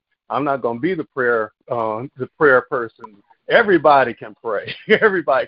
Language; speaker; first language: English; native; English